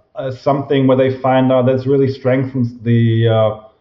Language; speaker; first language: English; non-native, fluent; German